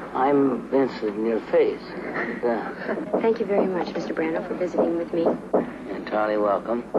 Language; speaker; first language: English; native; English